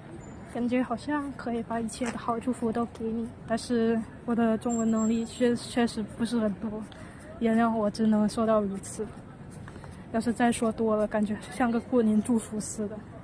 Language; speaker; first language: Chinese; non-native, fluent; Mongolian